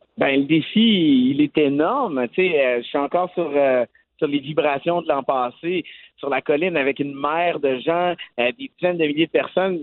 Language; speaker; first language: French; native; French